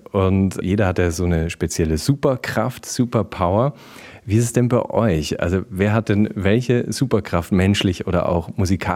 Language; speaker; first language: German; native; German